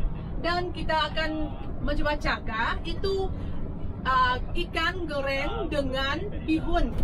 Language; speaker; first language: Indonesian; non-native, fluent; Vietnamese